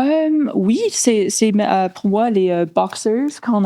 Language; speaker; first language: French; non-native, local second language; English